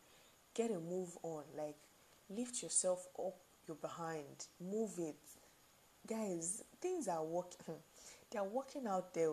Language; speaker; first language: English; non-native, local second language; Yoruba